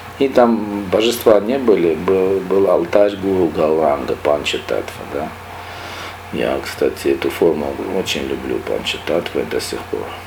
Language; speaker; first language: Russian; non-native, local second language; Armenian